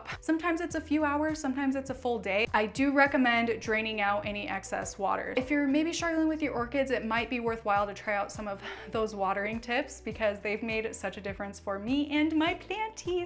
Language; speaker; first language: English; native; English